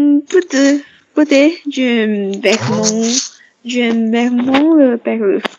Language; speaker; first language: French; non-native, learner; Chinese